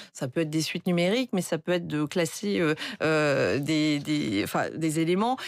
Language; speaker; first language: French; native; French